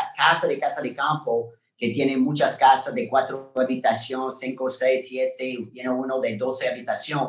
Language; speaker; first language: Spanish; non-native, learner; French